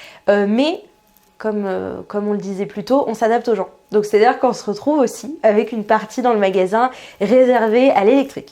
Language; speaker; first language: French; native; French